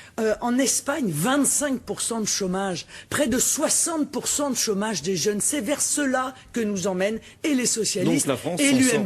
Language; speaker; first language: French; native; French